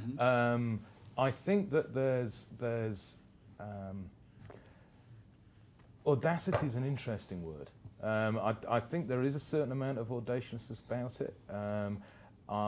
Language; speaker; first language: English; native; English